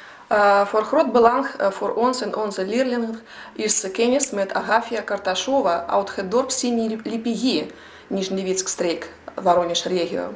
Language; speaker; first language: Dutch; non-native, fluent; Russian